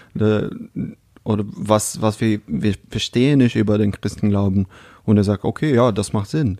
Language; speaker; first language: German; non-native, fluent; Russian